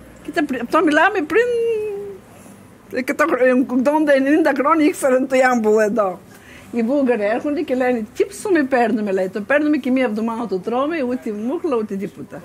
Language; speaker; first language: Greek; non-native, learner; Bulgarian